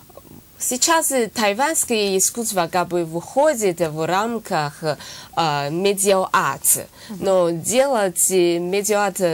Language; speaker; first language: Russian; non-native, learner; Chinese